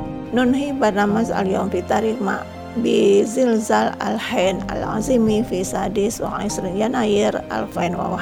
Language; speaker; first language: Arabic; non-native, fluent; Indonesian